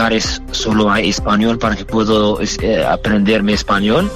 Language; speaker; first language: Spanish; non-native, fluent; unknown